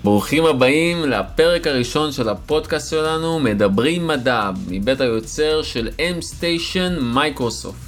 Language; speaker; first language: Hebrew; native; Hebrew